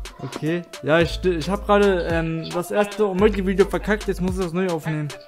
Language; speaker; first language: German; early bilingual, other home language; Kurdish